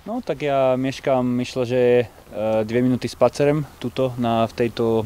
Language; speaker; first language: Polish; non-native, learner; Slovak